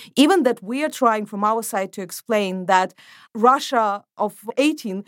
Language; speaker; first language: English; non-native, fluent; Ukrainian